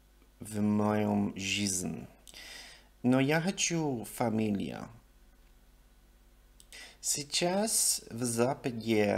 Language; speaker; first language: Russian; non-native, learner; English